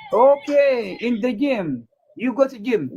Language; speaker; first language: English; non-native, learner; Tigrinya